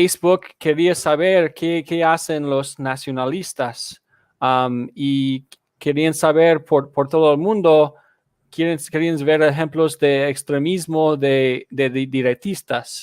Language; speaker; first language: Spanish; non-native, fluent; English